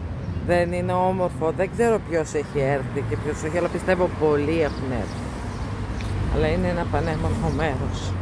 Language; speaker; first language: Greek; non-native, fluent; Russian